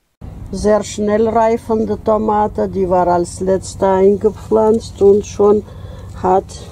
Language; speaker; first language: German; non-native, fluent; Russian